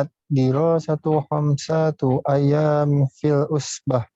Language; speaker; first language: Arabic; non-native, learner; Indonesian